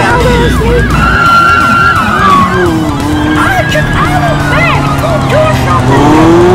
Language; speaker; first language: Hungarian; early bilingual, heritage; Hungarian